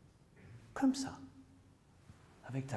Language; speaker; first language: French; native; French